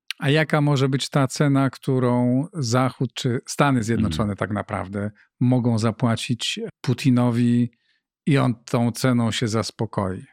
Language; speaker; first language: Polish; native; Polish